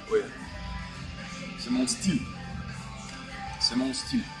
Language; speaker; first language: French; non-native, fluent; Russian